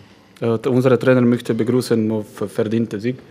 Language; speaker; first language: German; non-native, fluent; Croatian